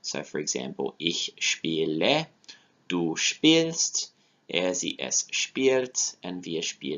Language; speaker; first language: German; non-native, fluent; English